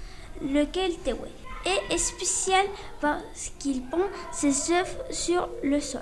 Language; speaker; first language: French; non-native, learner; Spanish